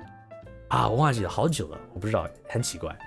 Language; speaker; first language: Chinese; non-native, learner; English